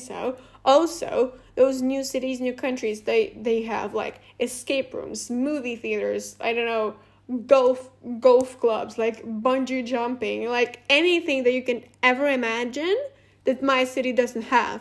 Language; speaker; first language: English; non-native, fluent; Russian